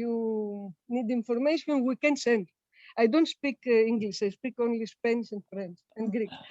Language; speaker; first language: English; non-native, learner; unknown